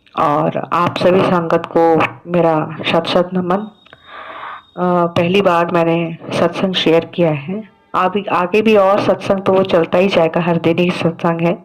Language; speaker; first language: Hindi; non-native, local second language; Assamese